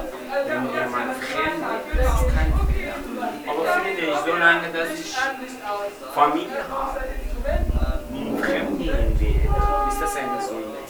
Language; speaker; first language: German; non-native, learner; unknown